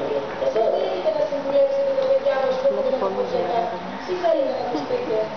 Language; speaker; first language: Greek; native; Greek